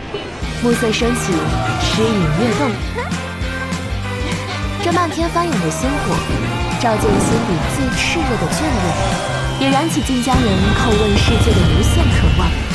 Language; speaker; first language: Chinese; native; Chinese